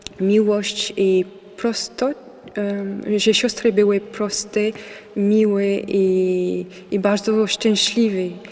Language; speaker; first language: Polish; non-native, learner; French